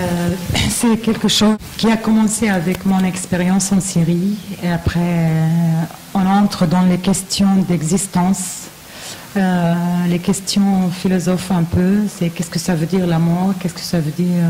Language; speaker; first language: French; non-native, fluent; Arabic